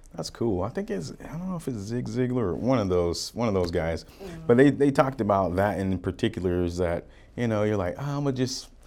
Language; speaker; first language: English; native; English